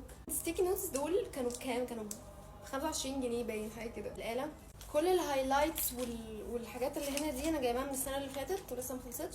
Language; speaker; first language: Arabic; native; Arabic